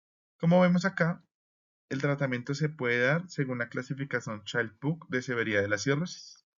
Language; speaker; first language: Spanish; native; Spanish